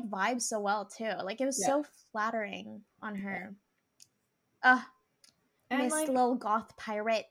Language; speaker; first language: English; native; English